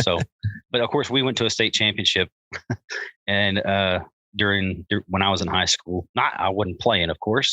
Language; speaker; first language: English; native; English